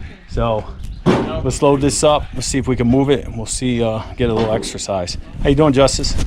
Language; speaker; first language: English; native; English